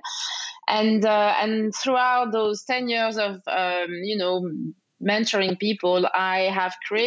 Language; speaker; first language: English; non-native, fluent; French